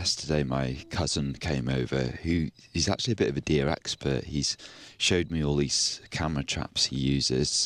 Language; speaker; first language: English; native; English